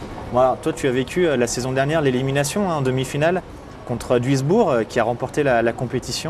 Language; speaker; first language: French; native; French